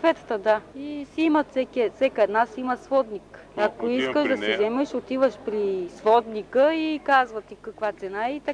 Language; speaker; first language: Bulgarian; native; Bulgarian